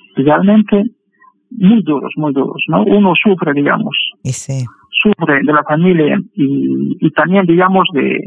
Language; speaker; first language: Spanish; native; Spanish